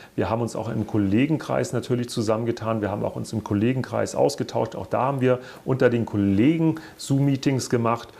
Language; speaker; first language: German; native; German